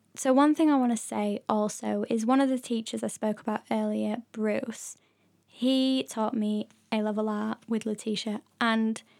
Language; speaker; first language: English; native; English